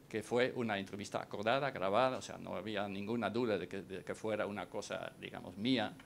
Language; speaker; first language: Spanish; non-native, fluent; Dutch